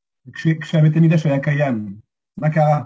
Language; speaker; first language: Hebrew; non-native, fluent; French